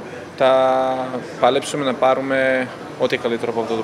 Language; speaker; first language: Greek; non-native, fluent; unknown